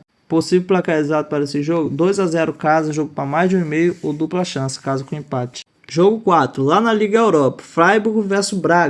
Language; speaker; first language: Portuguese; native; Portuguese